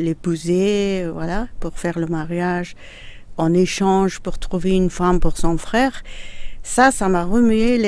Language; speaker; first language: French; non-native, fluent; Persian